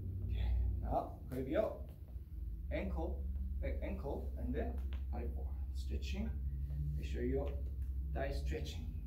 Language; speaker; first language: English; non-native, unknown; Korean